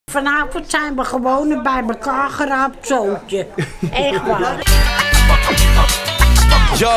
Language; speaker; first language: Dutch; native; Dutch